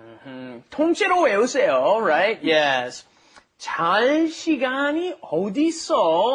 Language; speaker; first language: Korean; non-native, fluent; English